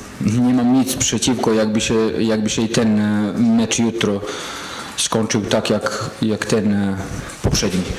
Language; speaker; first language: Polish; non-native, fluent; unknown